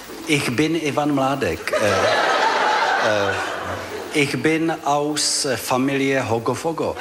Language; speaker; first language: German; non-native, learner; Czech